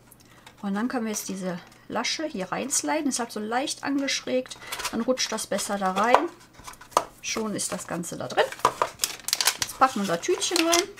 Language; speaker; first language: German; native; German